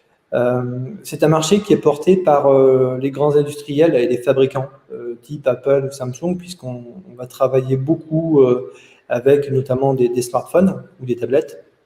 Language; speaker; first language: French; native; French